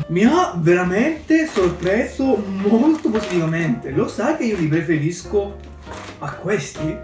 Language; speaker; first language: Italian; native; Italian